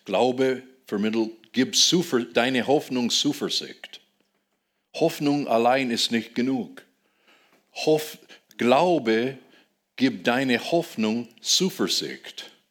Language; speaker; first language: German; non-native, fluent; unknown